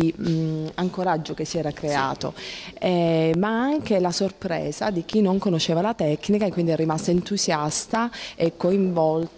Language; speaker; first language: Italian; native; Italian